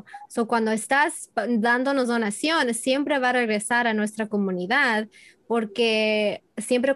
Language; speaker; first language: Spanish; early bilingual, heritage; English